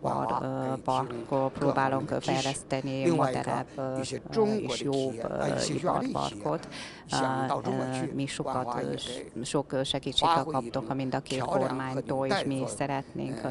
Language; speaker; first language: Hungarian; non-native, learner; Chinese